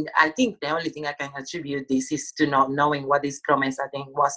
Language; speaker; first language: English; non-native, fluent; Spanish